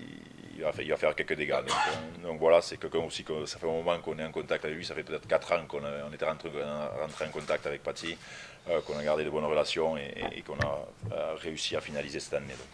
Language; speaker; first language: French; native; French